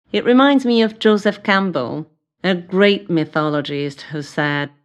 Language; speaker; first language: English; non-native, fluent; Portuguese